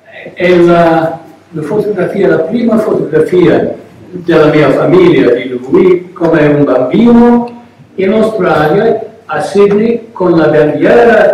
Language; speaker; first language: Italian; non-native, learner; English